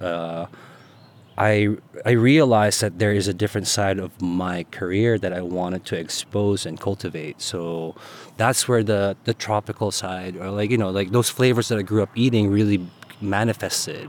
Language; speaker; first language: English; non-native, local second language; Filipino